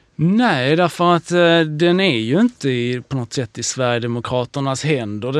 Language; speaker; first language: Swedish; early bilingual, other home language; Hebrew